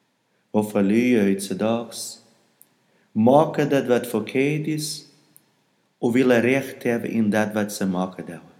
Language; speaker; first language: German; non-native, learner; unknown